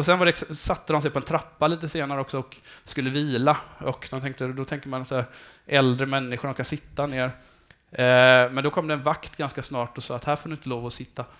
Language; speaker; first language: Swedish; native; Swedish